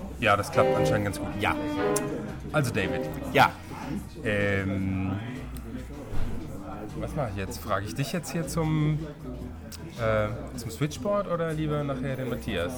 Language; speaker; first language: German; native; German